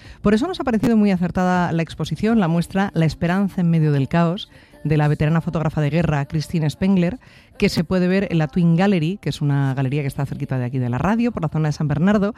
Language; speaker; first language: Spanish; native; Spanish